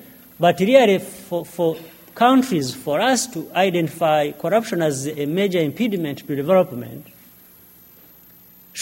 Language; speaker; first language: English; non-native, local second language; Kinyarwanda